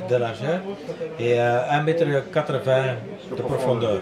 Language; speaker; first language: French; non-native, learner; Dutch